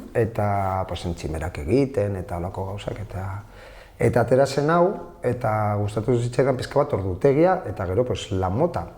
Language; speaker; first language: Basque; non-native, local second language; Spanish